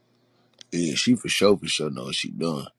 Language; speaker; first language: English; native; English